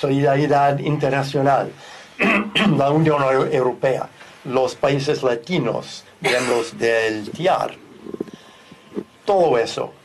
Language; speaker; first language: Spanish; non-native, fluent; English